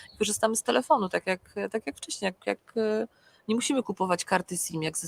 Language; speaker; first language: Polish; native; Polish